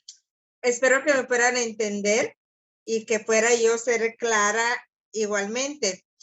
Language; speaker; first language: Spanish; non-native, local second language; English